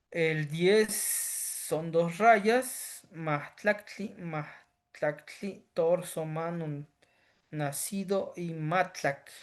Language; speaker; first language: Spanish; native; Spanish